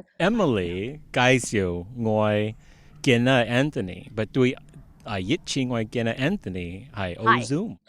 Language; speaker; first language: Cantonese; early bilingual, heritage; Cantonese